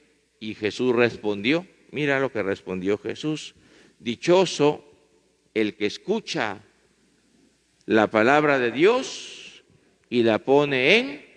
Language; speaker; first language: Spanish; native; Spanish